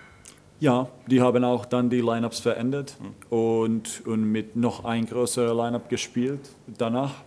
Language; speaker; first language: German; non-native, fluent; Finnish